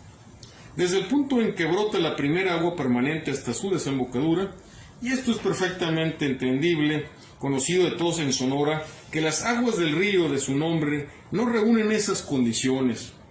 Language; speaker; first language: Spanish; native; Spanish